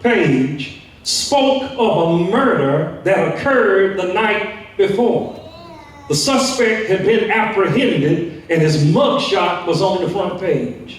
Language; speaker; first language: English; native; English